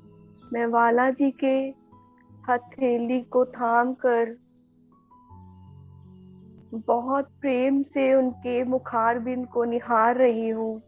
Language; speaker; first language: Hindi; native; Hindi